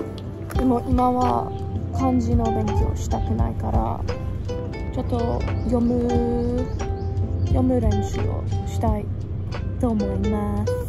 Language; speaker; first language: Japanese; non-native, learner; English